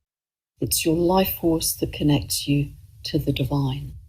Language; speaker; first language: English; native; English